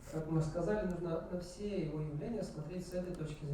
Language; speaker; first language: Russian; native; Russian